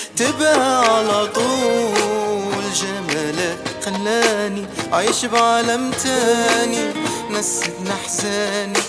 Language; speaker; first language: Arabic; native; Arabic